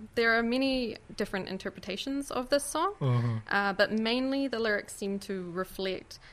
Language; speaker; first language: English; native; English